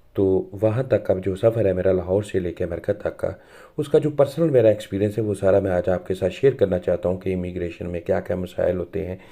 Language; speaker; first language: Urdu; non-native, local second language; Punjabi